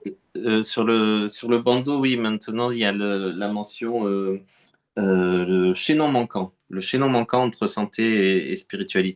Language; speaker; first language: French; native; French